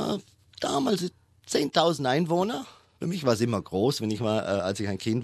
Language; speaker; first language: German; native; German